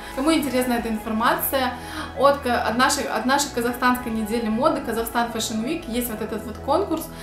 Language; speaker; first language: Russian; native; Russian